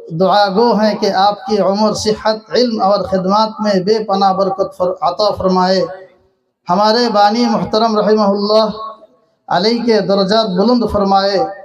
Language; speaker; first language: Urdu; non-native, fluent; Bangla